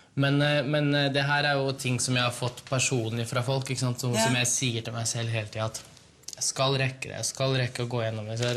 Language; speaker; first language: Norwegian; early bilingual, other home language; Russian